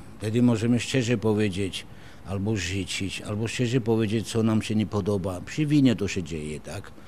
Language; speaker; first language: Polish; non-native, fluent; Georgian